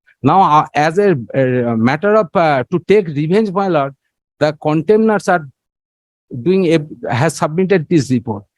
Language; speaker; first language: English; non-native, local second language; Bangla